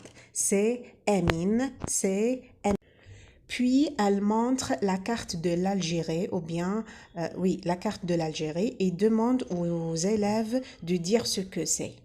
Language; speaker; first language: French; non-native, local second language; Arabic